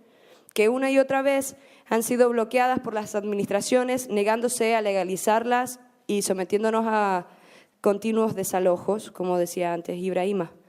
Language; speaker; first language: Spanish; native; Spanish